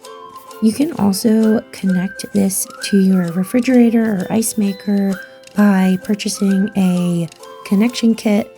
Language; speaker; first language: English; native; English